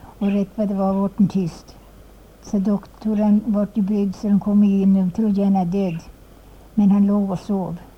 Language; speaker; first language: Swedish; native; Swedish